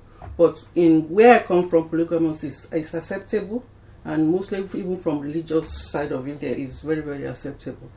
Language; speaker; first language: English; non-native, local second language; Yoruba